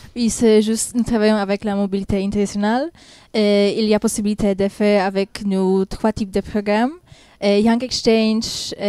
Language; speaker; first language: French; non-native, learner; Polish